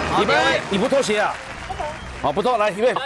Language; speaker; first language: Chinese; native; Chinese